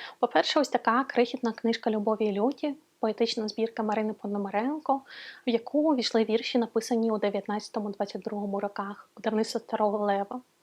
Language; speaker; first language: Ukrainian; non-native, local second language; Russian